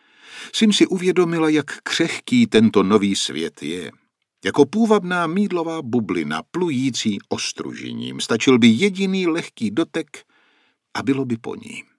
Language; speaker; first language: Czech; native; Czech